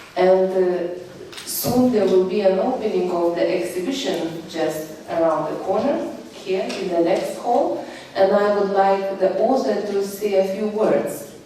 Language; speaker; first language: English; non-native, fluent; Lithuanian